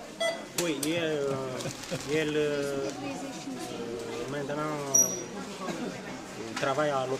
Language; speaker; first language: French; non-native, learner; Romanian